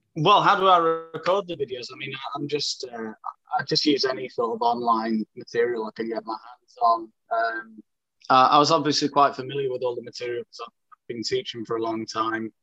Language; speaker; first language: English; native; English